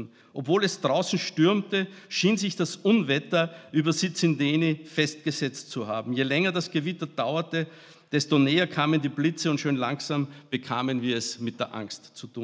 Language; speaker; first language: German; native; German